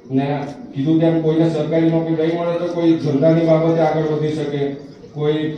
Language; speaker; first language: Gujarati; native; Gujarati